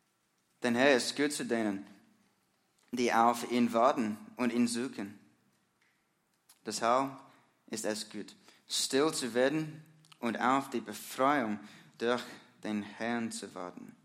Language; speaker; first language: German; non-native, learner; English